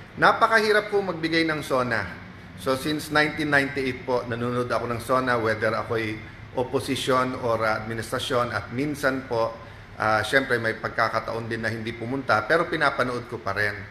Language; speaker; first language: Filipino; native; Filipino